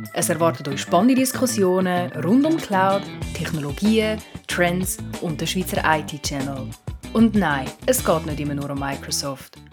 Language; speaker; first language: German; native; German